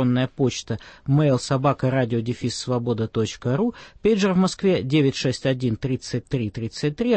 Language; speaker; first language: Russian; native; Russian